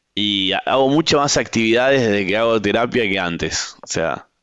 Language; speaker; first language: Spanish; native; Spanish